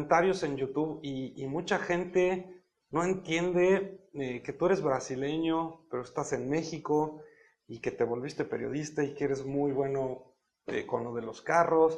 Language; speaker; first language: Spanish; native; Spanish